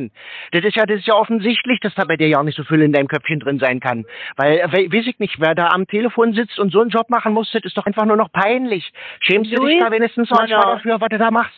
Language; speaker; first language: German; native; German